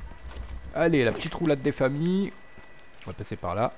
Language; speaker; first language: French; native; French